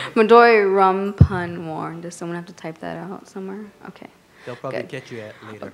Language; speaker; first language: English; native; English